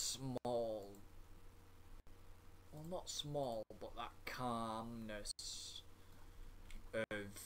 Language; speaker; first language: English; native; English